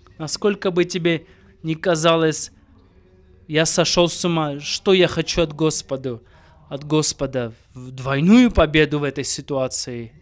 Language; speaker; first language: Russian; non-native, local second language; Armenian